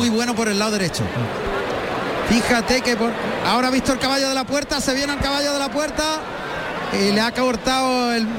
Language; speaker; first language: Spanish; native; Spanish